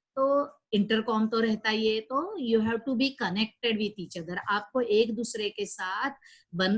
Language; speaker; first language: Hindi; non-native, local second language; Marathi